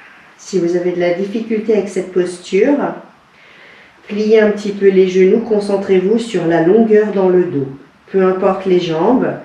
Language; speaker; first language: French; native; French